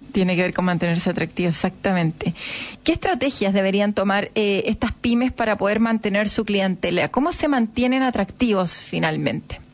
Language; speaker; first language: Spanish; native; Spanish